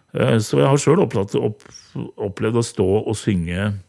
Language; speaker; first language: Norwegian; native; Norwegian